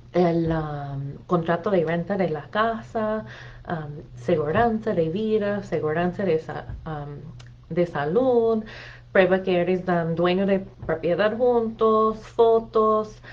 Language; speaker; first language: Spanish; non-native, fluent; English